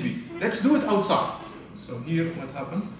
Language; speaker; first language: English; non-native, fluent; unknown